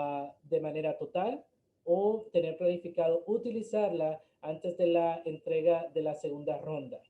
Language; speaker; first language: Spanish; native; Spanish